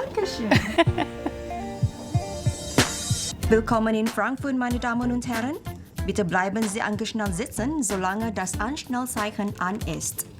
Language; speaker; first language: German; non-native, fluent; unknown